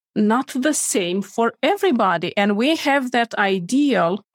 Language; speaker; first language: English; non-native, fluent; Romanian